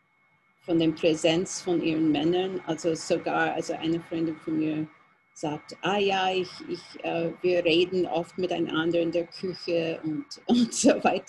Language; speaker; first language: German; non-native, fluent; English